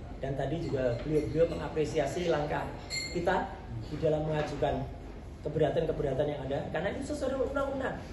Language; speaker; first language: Indonesian; non-native, local second language; Javanese